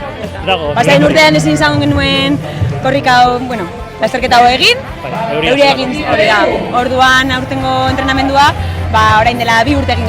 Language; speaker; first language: Basque; non-native, local second language; Spanish